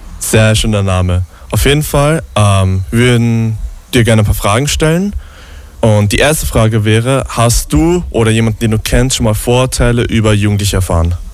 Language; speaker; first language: German; native; German